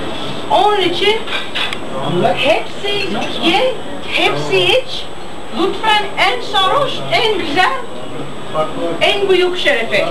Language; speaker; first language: Turkish; non-native, learner; English